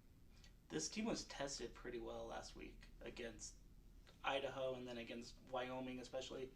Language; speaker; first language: English; native; English